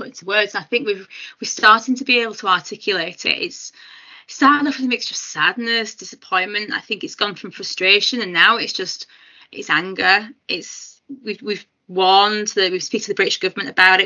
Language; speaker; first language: English; native; English